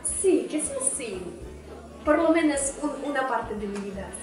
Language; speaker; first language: Spanish; non-native, fluent; Russian